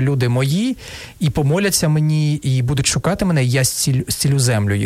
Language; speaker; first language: Ukrainian; non-native, fluent; Russian